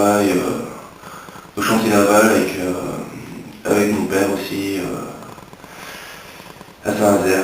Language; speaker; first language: French; early bilingual, other home language; English